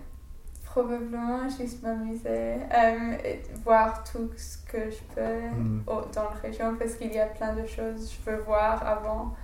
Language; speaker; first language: French; non-native, fluent; English